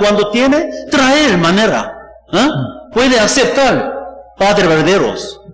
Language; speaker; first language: Spanish; non-native, learner; Korean